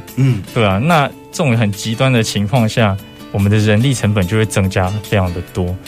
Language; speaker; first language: Chinese; native; Chinese